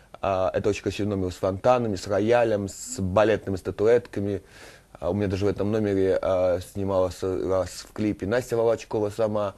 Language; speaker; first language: Russian; native; Russian